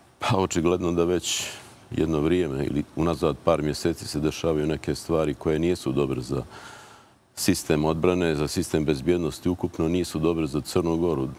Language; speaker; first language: Croatian; native; Croatian